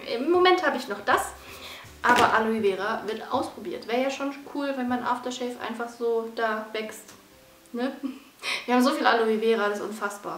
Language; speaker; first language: German; native; German